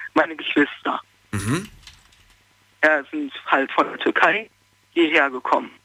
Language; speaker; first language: German; early bilingual, other home language; Turkish